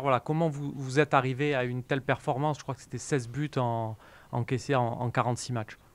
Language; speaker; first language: French; native; French